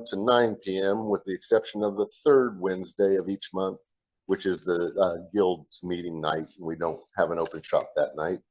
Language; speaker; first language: English; native; English